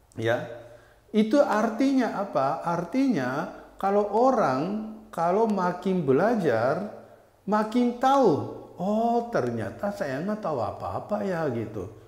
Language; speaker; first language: Indonesian; non-native, fluent; Japanese